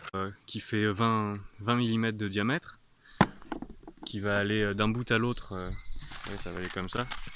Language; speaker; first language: French; native; French